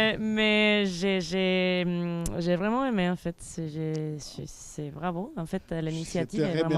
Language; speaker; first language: French; native; French